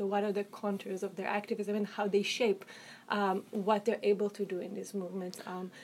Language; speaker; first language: English; non-native, fluent; Hebrew